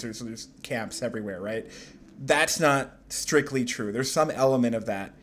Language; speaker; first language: English; native; English